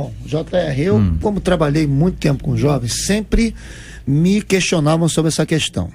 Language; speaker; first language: Portuguese; native; Portuguese